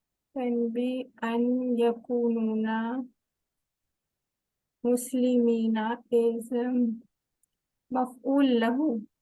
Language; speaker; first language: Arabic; non-native, learner; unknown